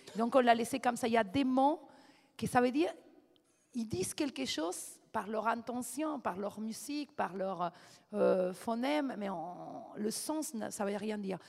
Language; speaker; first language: French; non-native, fluent; Spanish